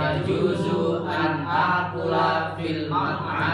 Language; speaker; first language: Arabic; non-native, learner; Indonesian